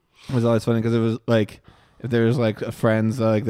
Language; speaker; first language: English; native; English